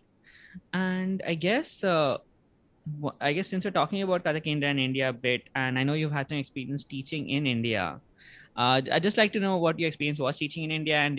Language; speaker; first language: English; non-native, local second language; Bangla